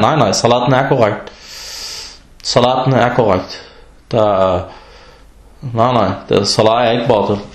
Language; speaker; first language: Danish; early bilingual, other home language; Arabic